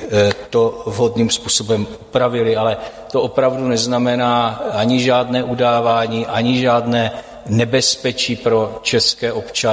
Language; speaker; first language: Czech; native; Czech